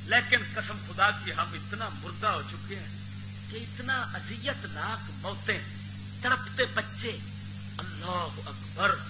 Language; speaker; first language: Urdu; non-native, local second language; Punjabi